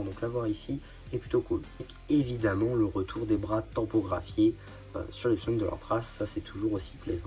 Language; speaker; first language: French; native; French